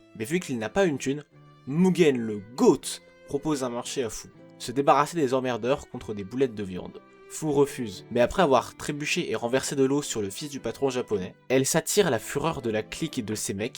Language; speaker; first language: French; native; French